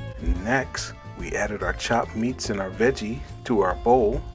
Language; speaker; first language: English; native; English